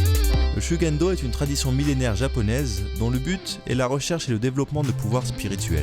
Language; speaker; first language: French; native; French